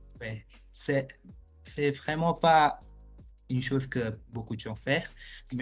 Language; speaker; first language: French; non-native, fluent; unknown